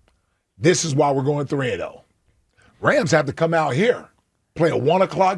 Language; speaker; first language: English; native; English